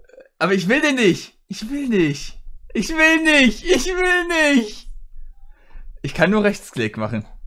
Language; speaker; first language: German; native; German